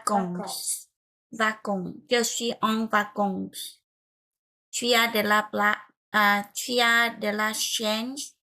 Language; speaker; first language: French; non-native, learner; Vietnamese